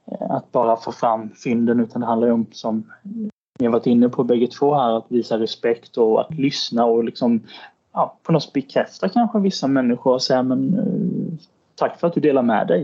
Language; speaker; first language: Swedish; native; Swedish